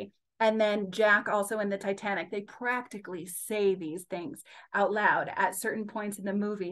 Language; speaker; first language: English; native; English